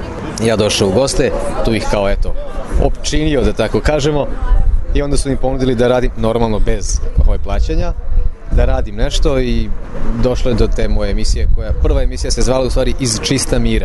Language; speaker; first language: Serbian; native; Serbian